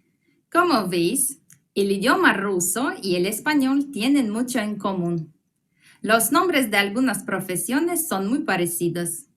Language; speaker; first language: Spanish; non-native, fluent; Russian